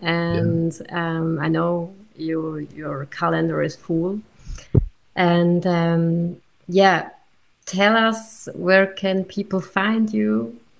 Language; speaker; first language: English; non-native, fluent; German